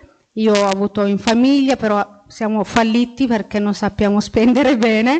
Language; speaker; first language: Italian; non-native, fluent; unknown